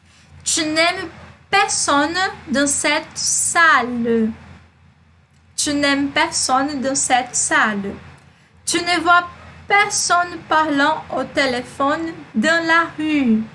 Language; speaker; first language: French; non-native, fluent; Portuguese